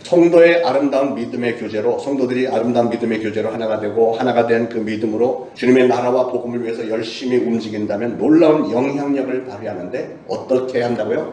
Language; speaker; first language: Korean; native; Korean